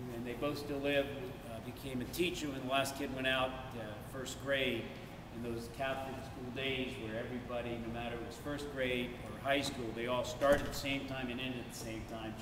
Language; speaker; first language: English; native; English